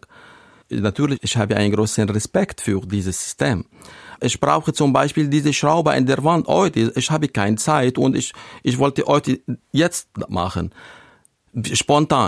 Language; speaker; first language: German; non-native, learner; Arabic